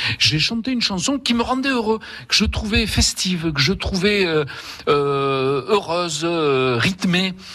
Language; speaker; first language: French; early bilingual, other home language; Spanish